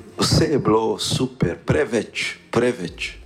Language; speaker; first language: Slovenian; non-native, learner; Portuguese